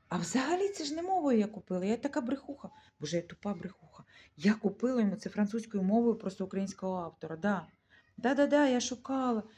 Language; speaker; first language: Ukrainian; non-native, local second language; Russian